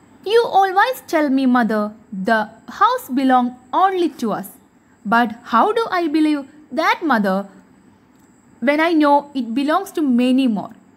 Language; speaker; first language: English; non-native, local second language; Malayalam